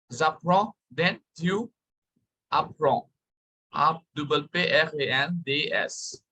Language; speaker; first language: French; non-native, fluent; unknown